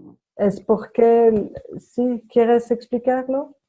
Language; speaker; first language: Spanish; non-native, fluent; French